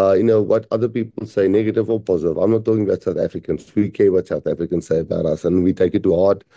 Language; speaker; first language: English; non-native, local second language; Afrikaans